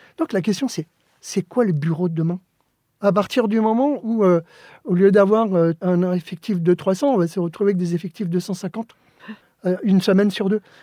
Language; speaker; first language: French; early bilingual, other home language; Spanish